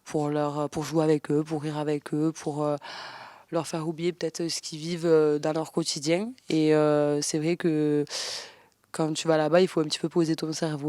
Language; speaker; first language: French; native; French